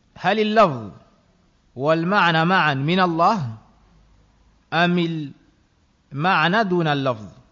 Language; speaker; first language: French; native; French